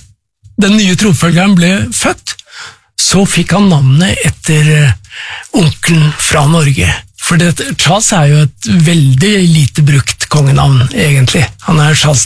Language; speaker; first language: Norwegian; native; Norwegian